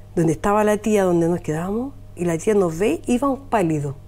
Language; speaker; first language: Spanish; native; Spanish